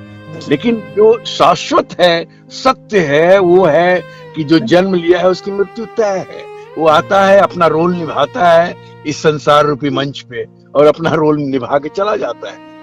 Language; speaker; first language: Hindi; native; Hindi